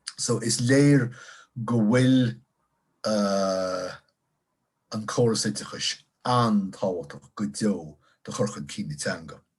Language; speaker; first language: Irish; non-native, local second language; English